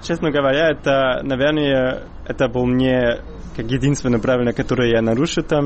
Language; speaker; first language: Russian; non-native, fluent; German